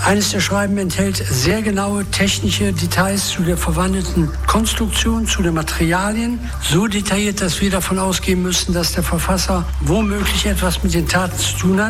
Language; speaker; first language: German; native; German